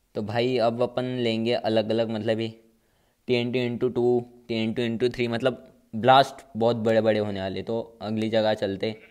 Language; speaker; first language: Hindi; non-native, local second language; Marathi